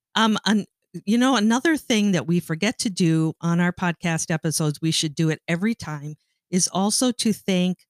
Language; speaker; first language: English; native; English